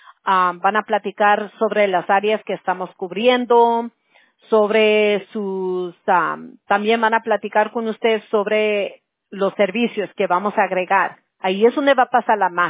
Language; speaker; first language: Spanish; early bilingual, heritage; English